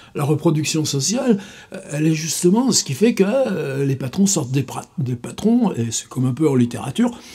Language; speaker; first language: French; native; French